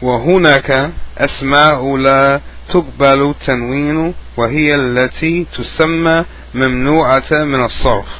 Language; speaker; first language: Arabic; non-native, fluent; English